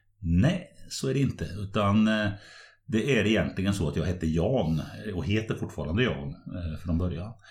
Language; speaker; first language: Swedish; native; Swedish